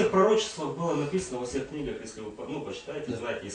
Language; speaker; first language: Russian; native; Russian